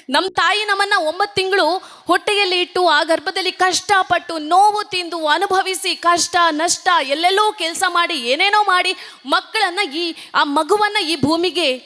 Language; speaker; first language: Kannada; non-native, local second language; Tulu